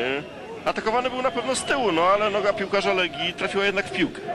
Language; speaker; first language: Polish; native; Polish